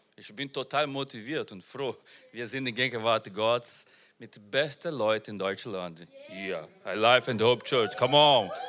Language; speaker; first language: German; non-native, learner; Portuguese